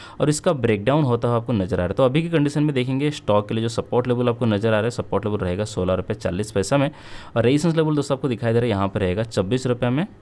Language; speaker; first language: Hindi; native; Hindi